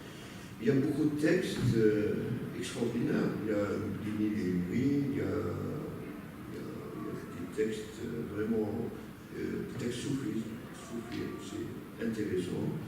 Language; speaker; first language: French; non-native, local second language; Arabic